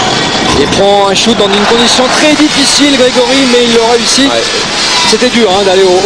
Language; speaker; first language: French; native; French